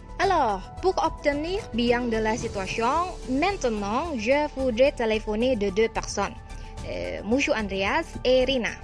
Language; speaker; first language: French; non-native, learner; Cantonese